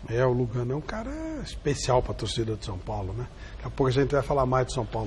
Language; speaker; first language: Portuguese; native; Portuguese